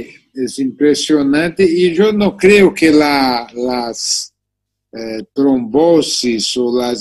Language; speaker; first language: Spanish; non-native, learner; Portuguese